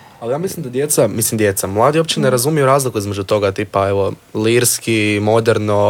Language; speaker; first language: Serbian; native; Serbian